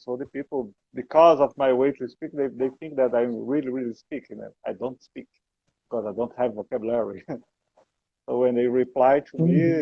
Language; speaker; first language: English; non-native, learner; Portuguese